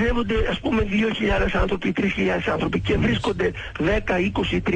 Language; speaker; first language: Greek; native; Greek